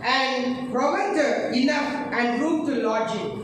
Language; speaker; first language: English; non-native, local second language; Telugu